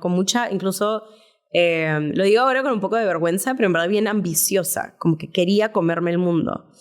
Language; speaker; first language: Spanish; early bilingual, heritage; Spanish